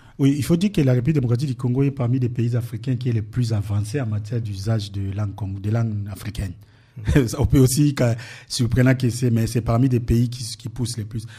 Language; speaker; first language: French; non-native, local second language; Lingala